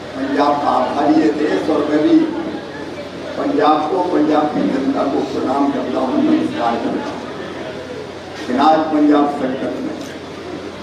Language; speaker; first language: Hindi; native; Hindi